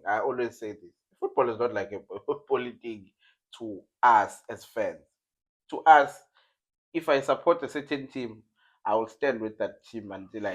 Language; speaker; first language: English; non-native, local second language; Zulu